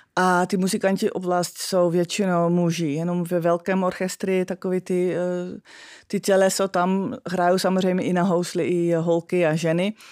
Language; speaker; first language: Czech; non-native, fluent; Dutch